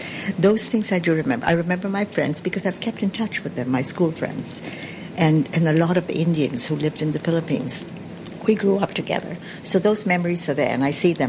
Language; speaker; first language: English; non-native, local second language; Sindhi